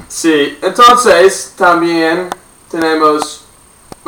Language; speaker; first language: Spanish; non-native, learner; English